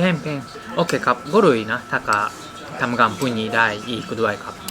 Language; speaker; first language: Thai; non-native, learner; Japanese